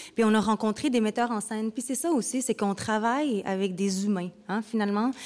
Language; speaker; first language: French; early bilingual, other home language; Vietnamese